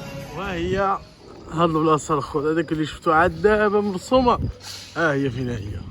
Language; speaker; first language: Arabic; native; Arabic